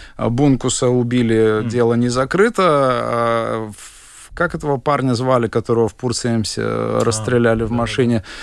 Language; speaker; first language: Russian; native; Russian